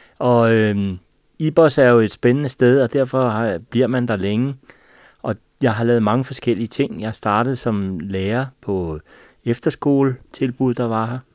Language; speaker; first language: Danish; native; Danish